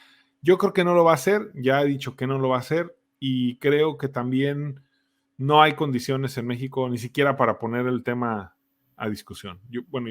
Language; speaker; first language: Spanish; native; Spanish